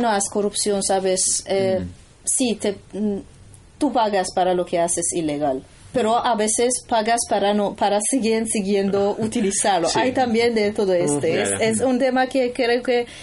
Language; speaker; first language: Spanish; non-native, learner; Persian